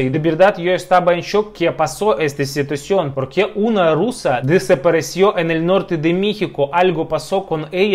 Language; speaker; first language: Spanish; non-native, fluent; Russian